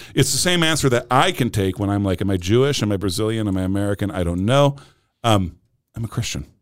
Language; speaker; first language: English; early bilingual, other home language; Portuguese